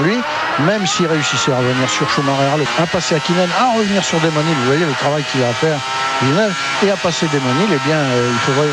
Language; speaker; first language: French; native; French